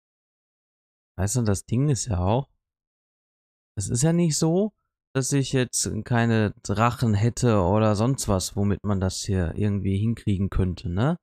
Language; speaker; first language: German; native; German